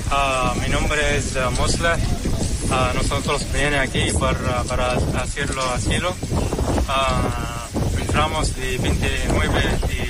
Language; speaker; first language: Spanish; non-native, learner; Arabic